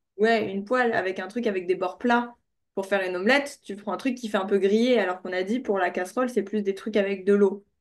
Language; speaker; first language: French; native; French